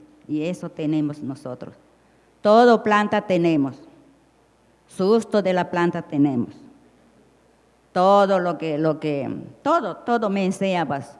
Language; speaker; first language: Spanish; non-native, local second language; Shipibo-Conibo